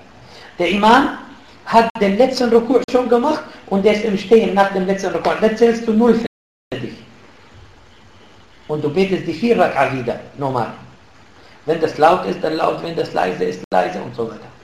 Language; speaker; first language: German; non-native, fluent; Arabic